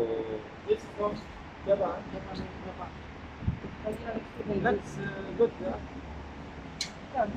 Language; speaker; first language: English; non-native, learner; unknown